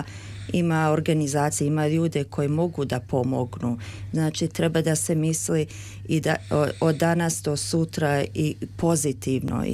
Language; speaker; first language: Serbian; early bilingual, heritage; Serbian